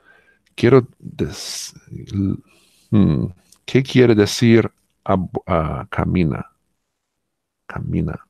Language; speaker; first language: Spanish; non-native, learner; English